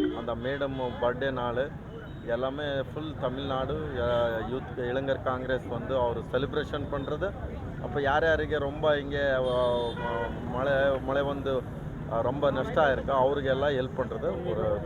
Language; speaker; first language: Tamil; non-native, local second language; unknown